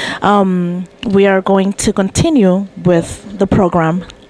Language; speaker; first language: English; non-native, fluent; Spanish